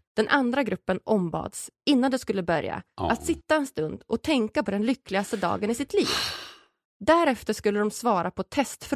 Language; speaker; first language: Swedish; native; Swedish